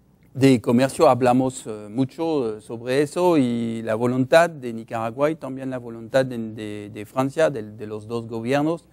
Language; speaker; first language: Spanish; non-native, fluent; French